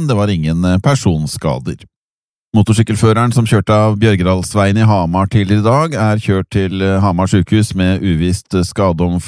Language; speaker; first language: Norwegian; native; Norwegian